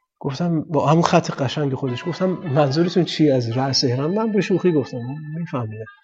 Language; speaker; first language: Persian; native; Persian